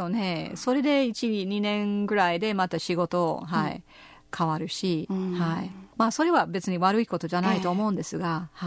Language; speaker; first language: Japanese; non-native, fluent; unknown